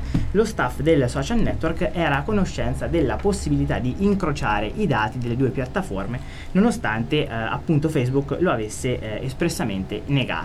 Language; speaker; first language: Italian; native; Italian